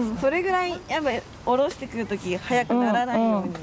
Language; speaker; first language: Japanese; native; Japanese